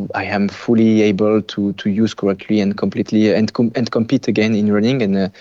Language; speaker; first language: English; non-native, fluent; French